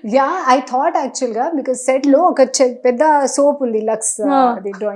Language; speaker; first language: Telugu; non-native, fluent; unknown